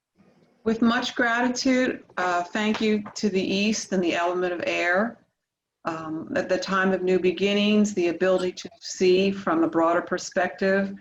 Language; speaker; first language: English; native; English